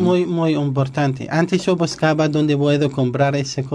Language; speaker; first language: Spanish; non-native, learner; Arabic